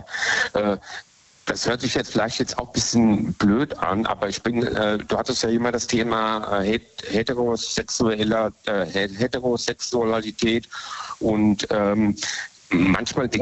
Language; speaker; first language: German; native; German